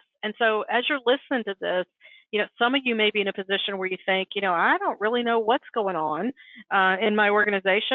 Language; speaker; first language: English; native; English